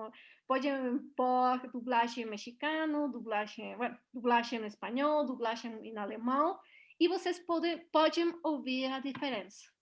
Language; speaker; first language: Portuguese; non-native, learner; Spanish